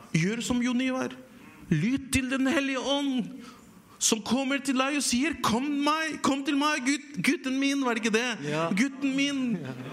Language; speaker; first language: Norwegian; non-native, fluent; Spanish